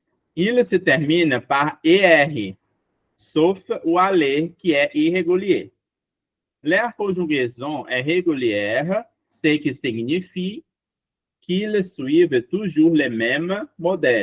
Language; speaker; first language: French; non-native, fluent; Portuguese